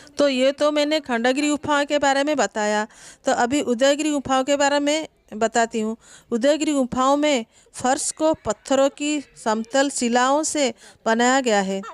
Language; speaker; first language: Hindi; non-native, local second language; Odia